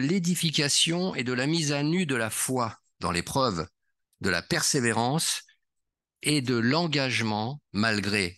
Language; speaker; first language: French; native; French